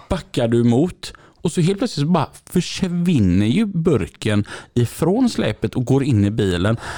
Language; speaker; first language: Swedish; native; Swedish